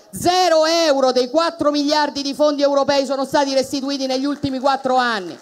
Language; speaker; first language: Italian; native; Italian